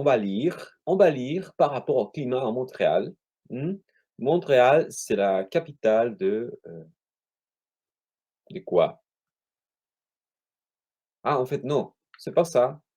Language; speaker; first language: French; non-native, fluent; Spanish